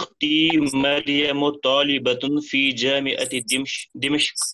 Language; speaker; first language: Arabic; non-native, learner; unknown